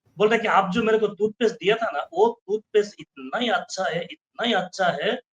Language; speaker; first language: Hindi; non-native, fluent; Bangla